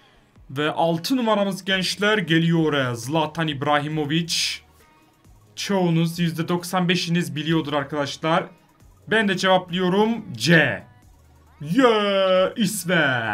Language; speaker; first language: Turkish; native; Turkish